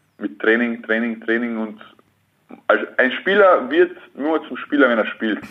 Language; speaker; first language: German; early bilingual, other home language; Bosnian